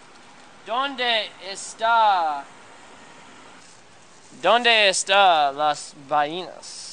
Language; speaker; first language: Spanish; non-native, learner; English